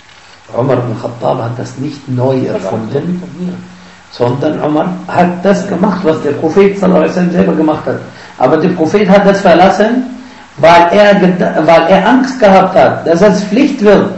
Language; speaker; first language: German; non-native, fluent; Arabic